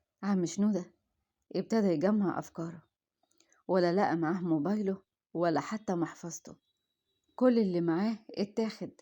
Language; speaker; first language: Arabic; native; Arabic